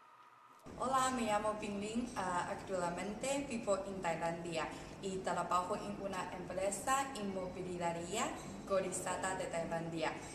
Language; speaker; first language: Spanish; non-native, learner; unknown